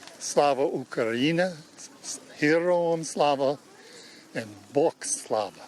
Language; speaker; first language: Ukrainian; non-native, learner; English